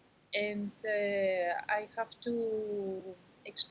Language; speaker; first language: English; non-native, learner; Spanish